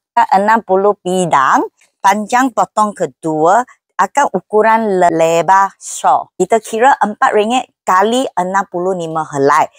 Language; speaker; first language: Malay; non-native, local second language; Chinese